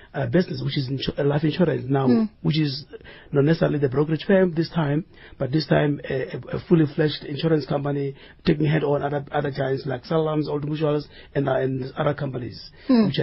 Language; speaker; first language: English; non-native, local second language; Northern Sotho